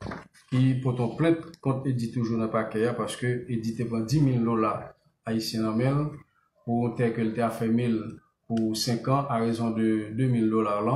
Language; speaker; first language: French; non-native, local second language; Haitian Creole